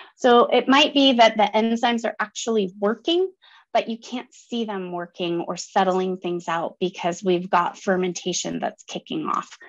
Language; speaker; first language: English; native; English